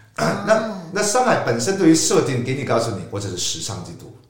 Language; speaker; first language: Chinese; non-native, local second language; Cantonese